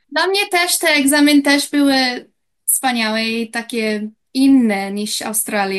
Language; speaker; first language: Polish; early bilingual, heritage; English